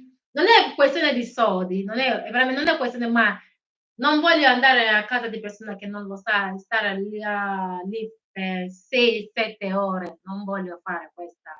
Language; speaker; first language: Italian; non-native, learner; Igbo